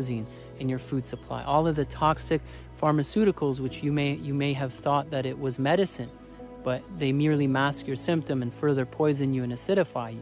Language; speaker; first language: English; native; English